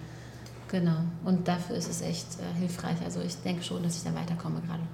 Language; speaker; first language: German; native; German